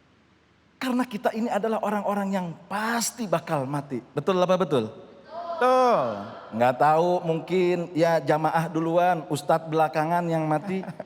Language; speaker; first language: Indonesian; native; Indonesian